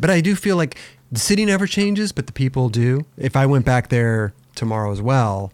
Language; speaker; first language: English; native; English